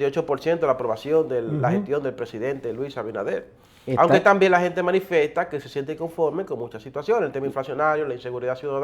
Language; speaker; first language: Spanish; native; Spanish